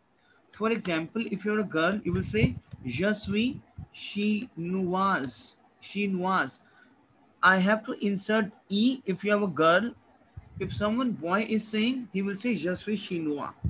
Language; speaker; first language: English; non-native, local second language; Hindi